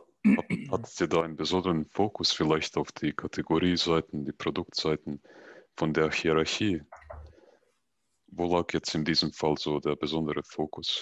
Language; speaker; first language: German; native; German